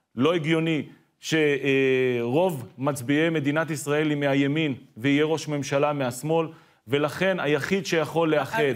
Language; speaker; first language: Hebrew; native; Hebrew